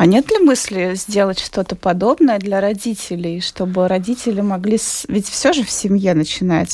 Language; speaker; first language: Russian; native; Russian